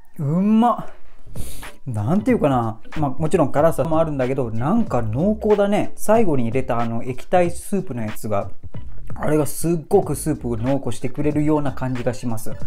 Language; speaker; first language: Japanese; non-native, fluent; Malay